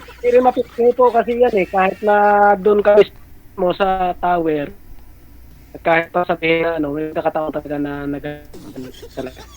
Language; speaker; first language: Filipino; non-native, local second language; Cebuano